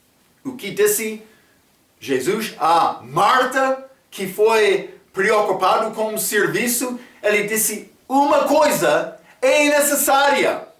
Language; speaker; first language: Portuguese; non-native, fluent; English